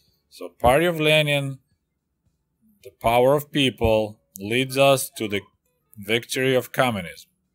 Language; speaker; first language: English; non-native, fluent; Russian